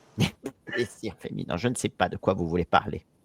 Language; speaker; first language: French; native; French